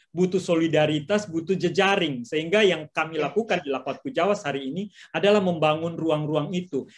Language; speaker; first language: Indonesian; native; Indonesian